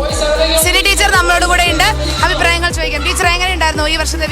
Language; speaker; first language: Malayalam; native; Malayalam